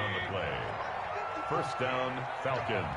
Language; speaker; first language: English; native; English